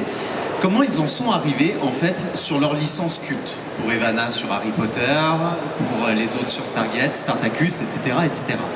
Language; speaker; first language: French; native; French